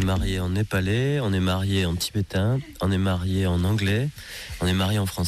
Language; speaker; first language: French; native; French